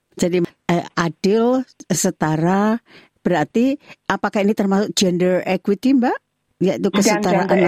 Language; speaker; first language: Indonesian; native; Indonesian